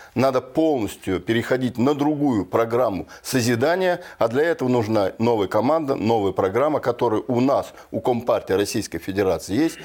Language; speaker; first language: Russian; native; Russian